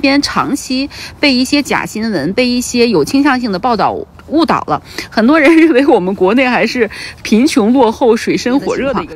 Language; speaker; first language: Chinese; native; Chinese